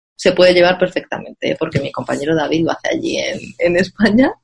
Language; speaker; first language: Spanish; native; Spanish